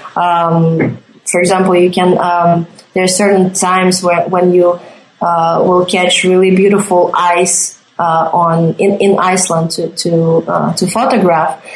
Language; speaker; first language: English; non-native, fluent; Latvian